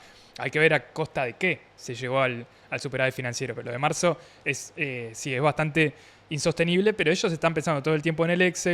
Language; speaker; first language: Spanish; native; Spanish